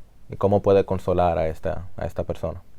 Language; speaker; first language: Spanish; native; Spanish